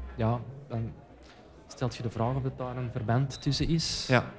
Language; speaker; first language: Dutch; native; Dutch